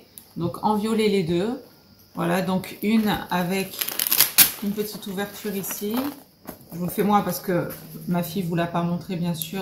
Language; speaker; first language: French; native; French